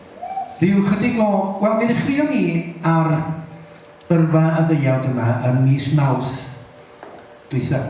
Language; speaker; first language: Welsh; native; Welsh